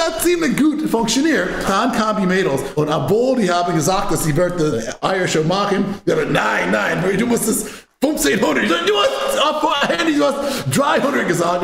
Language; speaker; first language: German; non-native, learner; English